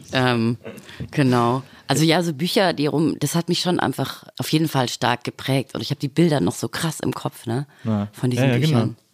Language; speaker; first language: German; native; German